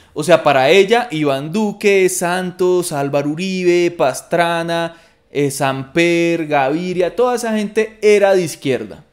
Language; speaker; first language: Spanish; native; Spanish